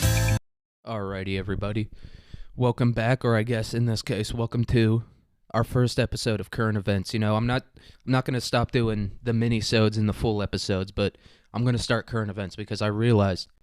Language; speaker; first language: English; native; English